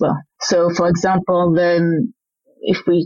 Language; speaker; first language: English; non-native, fluent; French